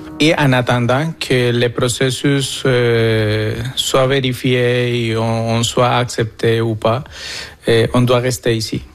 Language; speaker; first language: French; non-native, fluent; Spanish